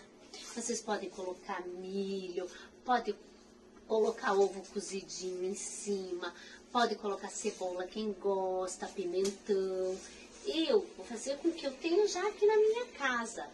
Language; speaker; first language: Portuguese; native; Portuguese